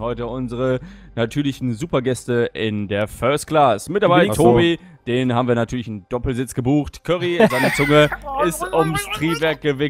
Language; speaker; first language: German; native; German